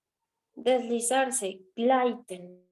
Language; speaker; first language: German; non-native, fluent; Spanish